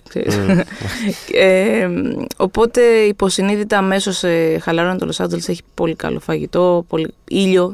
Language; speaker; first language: Greek; native; Greek